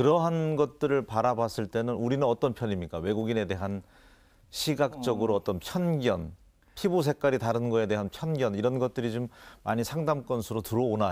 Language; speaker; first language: Korean; native; Korean